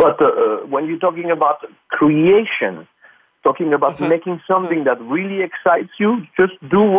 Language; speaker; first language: English; non-native, fluent; French